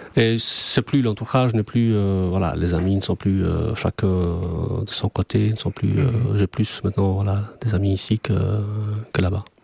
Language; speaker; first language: French; non-native, fluent; Albanian